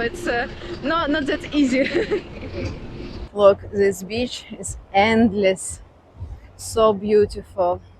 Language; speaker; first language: English; non-native, fluent; Russian